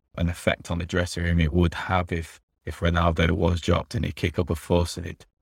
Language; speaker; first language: English; native; English